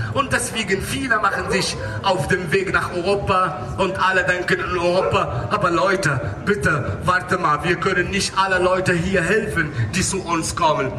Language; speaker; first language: German; non-native, local second language; Arabic